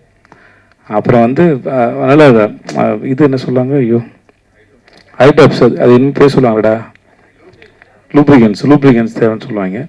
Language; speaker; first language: Tamil; native; Tamil